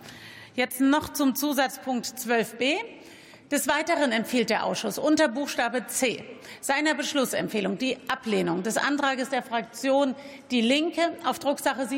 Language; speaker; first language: German; native; German